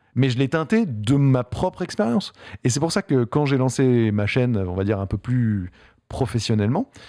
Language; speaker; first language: French; native; French